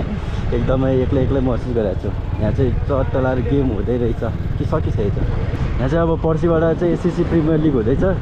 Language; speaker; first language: Nepali; native; Nepali